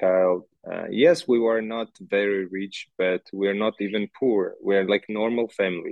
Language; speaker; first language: English; non-native, learner; Uzbek